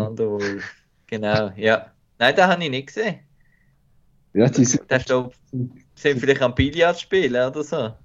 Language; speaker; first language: German; native; German